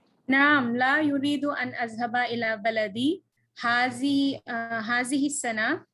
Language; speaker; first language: Arabic; non-native, learner; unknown